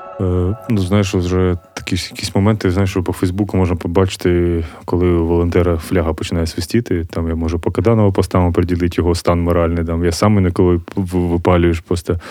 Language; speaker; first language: Ukrainian; native; Ukrainian